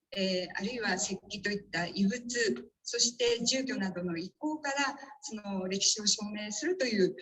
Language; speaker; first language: Japanese; native; Japanese